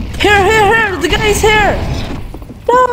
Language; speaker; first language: English; non-native, learner; Hungarian